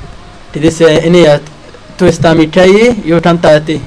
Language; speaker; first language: Spanish; non-native, learner; Arabic